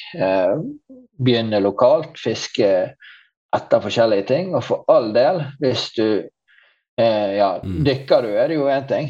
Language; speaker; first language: Norwegian; native; Norwegian